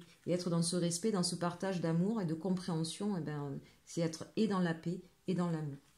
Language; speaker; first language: French; native; French